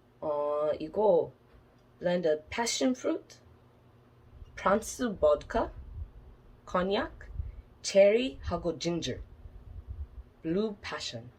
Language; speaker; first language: Korean; non-native, learner; English